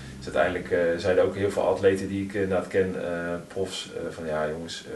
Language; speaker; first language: Dutch; native; Dutch